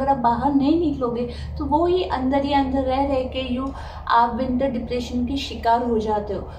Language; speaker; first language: Hindi; native; Hindi